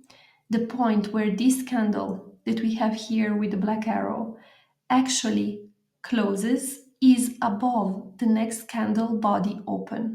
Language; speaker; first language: English; non-native, fluent; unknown